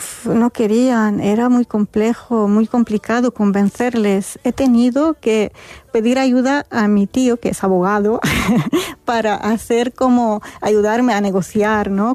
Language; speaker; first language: Spanish; non-native, fluent; Arabic